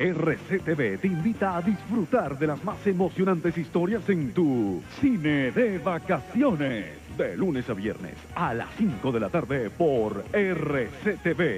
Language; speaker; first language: Spanish; native; Spanish